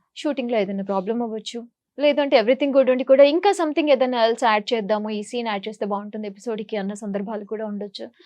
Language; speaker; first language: Telugu; native; Telugu